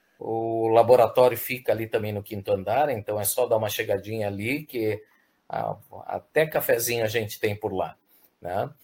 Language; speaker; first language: Portuguese; early bilingual, other home language; Spanish